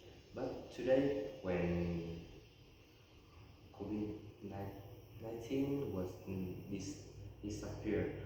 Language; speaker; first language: English; non-native, learner; Vietnamese